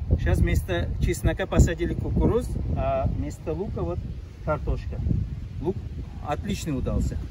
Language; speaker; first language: Russian; non-native, local second language; Kazakh